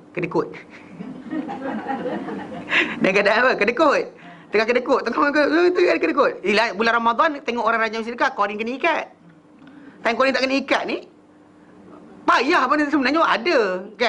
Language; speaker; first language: Malay; native; Malay